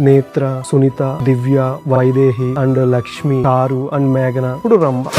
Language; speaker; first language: Telugu; native; Telugu